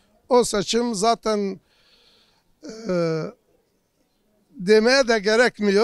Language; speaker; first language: Turkish; non-native, local second language; Kurdish